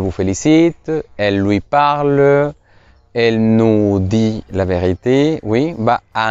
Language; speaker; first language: French; non-native, fluent; Spanish